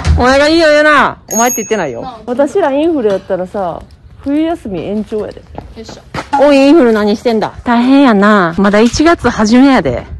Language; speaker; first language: Japanese; native; Japanese